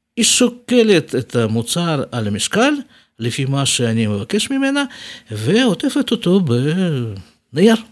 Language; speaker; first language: Hebrew; non-native, fluent; Russian